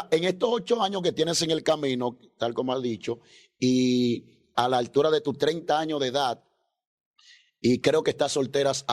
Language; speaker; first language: Spanish; native; Spanish